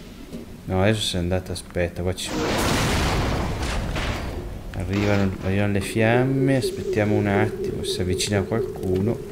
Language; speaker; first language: Italian; native; Italian